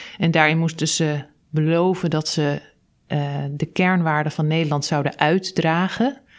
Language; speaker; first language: Dutch; native; Dutch